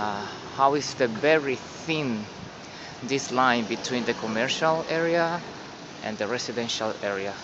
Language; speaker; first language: English; non-native, learner; Spanish